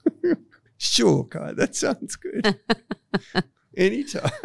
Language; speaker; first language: English; native; English